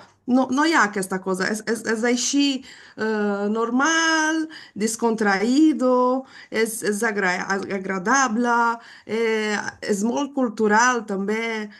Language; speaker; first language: Catalan; non-native, fluent; Portuguese